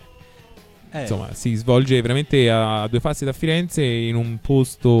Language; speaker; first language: Italian; native; Italian